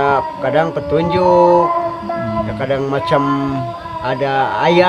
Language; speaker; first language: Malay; non-native, local second language; Sundanese